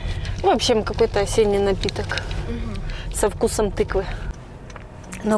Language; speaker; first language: Russian; native; Russian